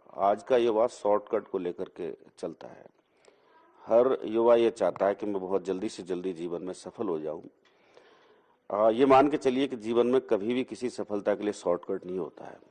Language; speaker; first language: Hindi; native; Hindi